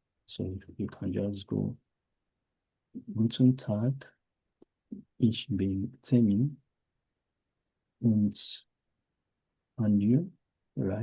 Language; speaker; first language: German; non-native, fluent; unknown